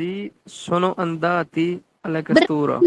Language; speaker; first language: Italian; non-native, learner; Urdu